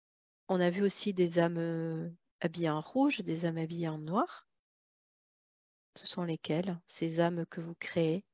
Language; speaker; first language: French; native; French